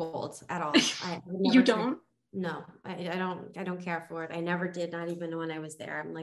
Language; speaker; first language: English; native; English